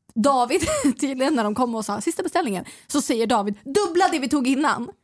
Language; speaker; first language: Swedish; native; Swedish